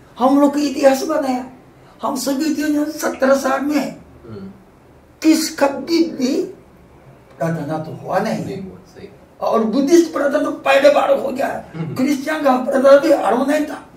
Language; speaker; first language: Hindi; non-native, fluent; Japanese